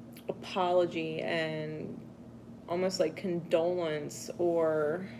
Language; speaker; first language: English; native; English